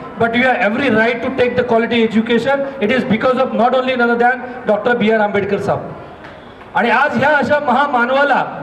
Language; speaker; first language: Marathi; non-native, local second language; Hindi